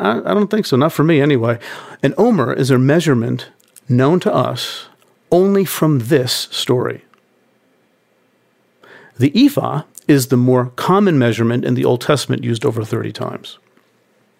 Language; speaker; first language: English; native; English